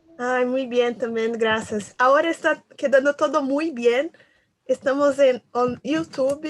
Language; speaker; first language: Spanish; non-native, learner; Portuguese